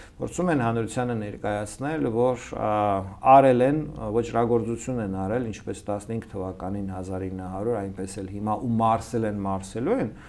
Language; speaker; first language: Armenian; native; Armenian